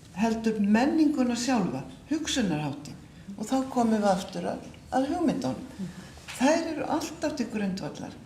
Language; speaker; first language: Icelandic; native; Icelandic